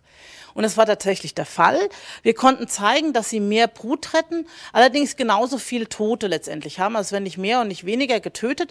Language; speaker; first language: German; native; German